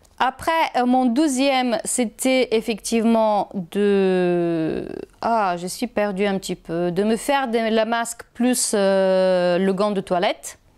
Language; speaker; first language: French; non-native, fluent; Bulgarian